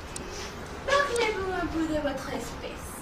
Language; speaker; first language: French; non-native, learner; Spanish